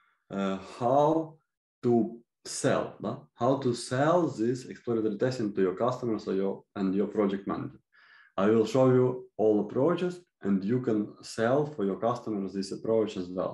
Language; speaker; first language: English; non-native, fluent; Ukrainian